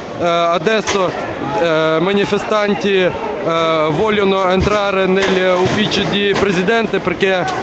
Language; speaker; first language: Italian; non-native, learner; Ukrainian